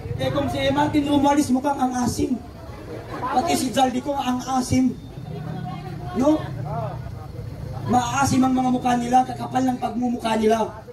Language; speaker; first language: Filipino; non-native, local second language; Cebuano